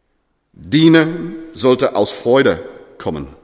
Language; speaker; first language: German; non-native, fluent; English